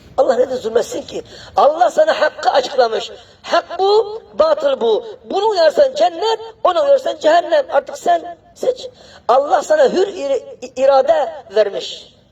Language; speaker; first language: Turkish; non-native, fluent; Arabic